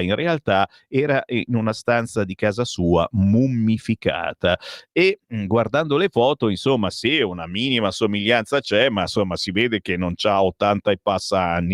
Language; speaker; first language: Italian; native; Italian